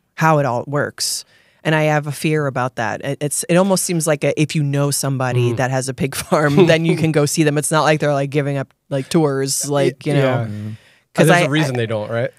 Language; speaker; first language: English; native; English